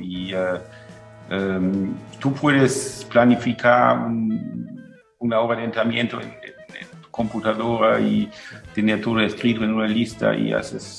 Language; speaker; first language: Spanish; non-native, fluent; German